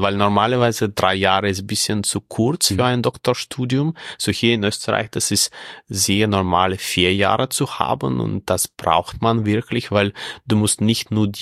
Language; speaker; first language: German; non-native, fluent; Russian